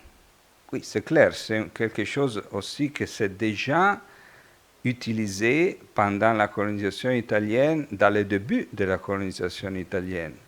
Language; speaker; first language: French; non-native, fluent; Italian